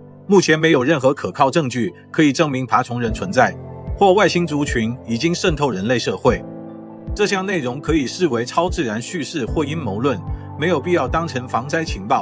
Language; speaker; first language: Chinese; native; Chinese